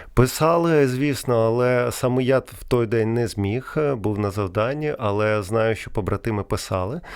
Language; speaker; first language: Ukrainian; non-native, local second language; Russian